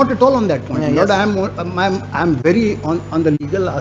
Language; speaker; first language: English; non-native, local second language; Hindi